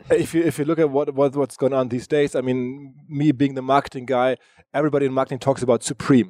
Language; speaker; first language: English; non-native, fluent; German